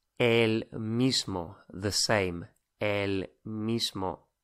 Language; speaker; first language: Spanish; non-native, fluent; English